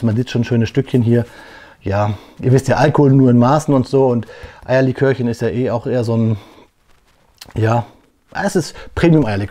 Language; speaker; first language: German; native; German